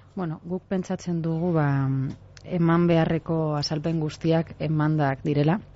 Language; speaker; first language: Basque; non-native, local second language; Spanish